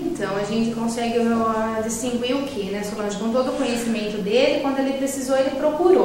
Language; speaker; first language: Portuguese; native; Portuguese